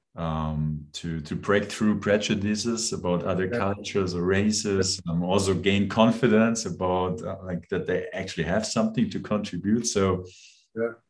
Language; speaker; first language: English; non-native, fluent; German